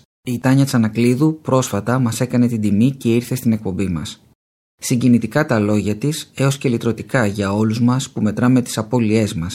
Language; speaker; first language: Greek; native; Greek